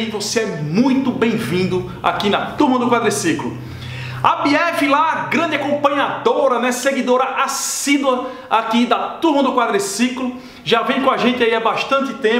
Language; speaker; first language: Portuguese; native; Portuguese